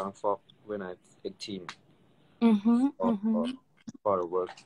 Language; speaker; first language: English; non-native, learner; Thai